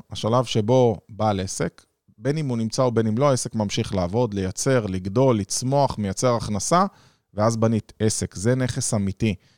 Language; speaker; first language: Hebrew; native; Hebrew